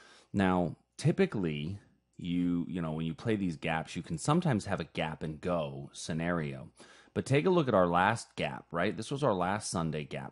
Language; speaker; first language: English; native; English